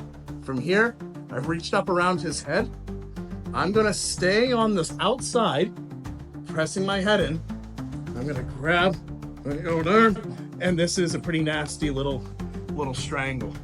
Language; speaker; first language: English; native; English